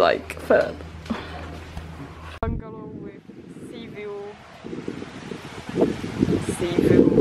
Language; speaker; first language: English; non-native, learner; Czech